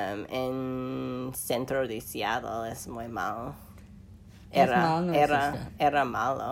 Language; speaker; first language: Spanish; non-native, learner; English